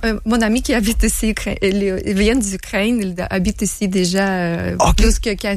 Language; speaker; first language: French; non-native, learner; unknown